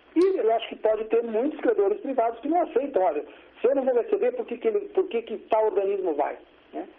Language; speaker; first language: Portuguese; native; Portuguese